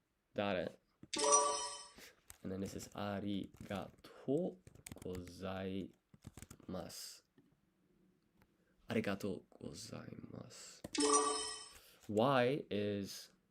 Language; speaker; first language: Japanese; non-native, learner; English